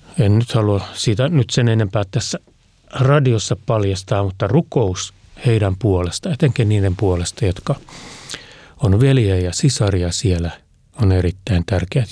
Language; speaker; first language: Finnish; native; Finnish